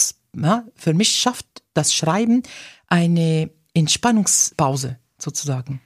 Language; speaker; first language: German; non-native, fluent; Arabic